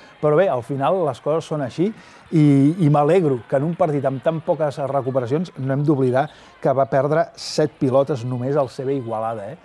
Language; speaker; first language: Catalan; native; Catalan